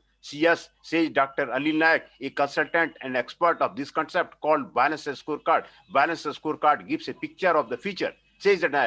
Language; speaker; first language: English; non-native, local second language; Hindi